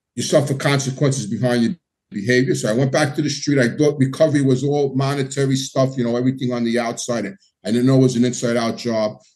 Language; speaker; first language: English; native; English